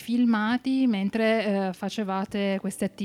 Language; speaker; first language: Italian; native; Italian